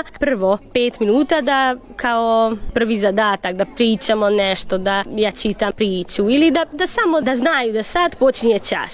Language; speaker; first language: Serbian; non-native, local second language; Hungarian